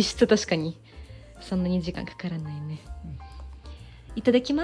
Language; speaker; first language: Japanese; non-native, fluent; Russian